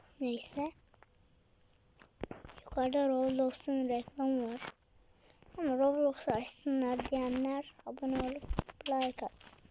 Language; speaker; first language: Turkish; native; Turkish